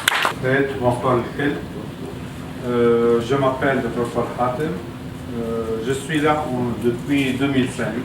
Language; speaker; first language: French; non-native, local second language; Arabic